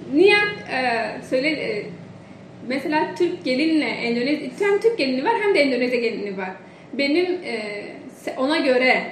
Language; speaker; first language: Turkish; non-native, fluent; Indonesian